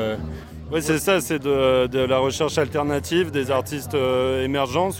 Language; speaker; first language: French; native; French